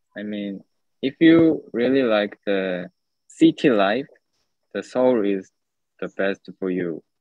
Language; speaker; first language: English; non-native, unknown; Korean